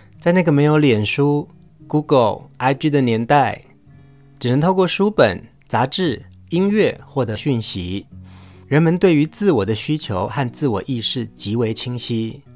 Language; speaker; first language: Chinese; native; Chinese